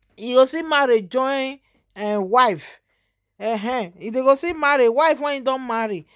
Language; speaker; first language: Nigerian Pidgin; native; Nigerian Pidgin